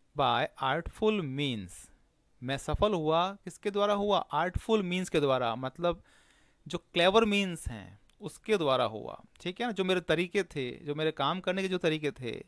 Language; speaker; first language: Hindi; native; Hindi